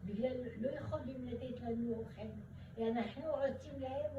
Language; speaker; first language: Hebrew; non-native, learner; Arabic